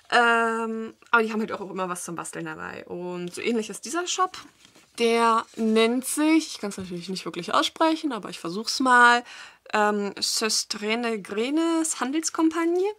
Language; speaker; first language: German; native; German